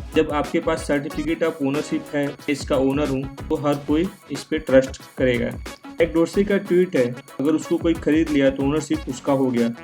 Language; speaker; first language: Hindi; native; Hindi